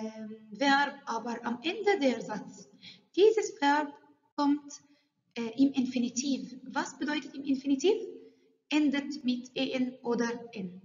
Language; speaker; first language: German; non-native, learner; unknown